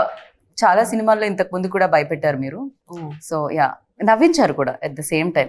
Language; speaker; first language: Telugu; native; Telugu